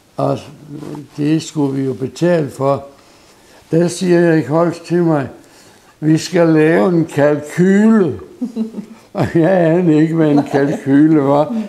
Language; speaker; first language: Danish; native; Danish